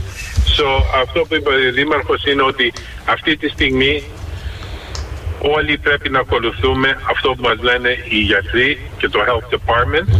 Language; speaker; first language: Greek; early bilingual, heritage; Greek